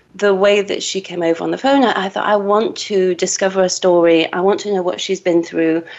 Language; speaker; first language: English; native; English